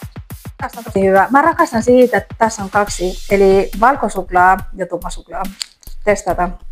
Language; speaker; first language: Finnish; non-native, learner; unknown